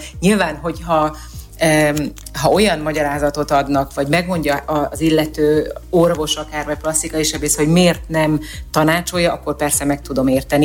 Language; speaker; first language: Hungarian; native; Hungarian